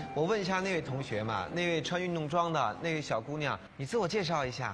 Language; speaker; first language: Chinese; native; Chinese